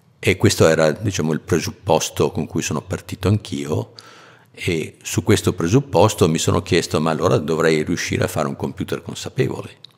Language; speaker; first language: Italian; native; Italian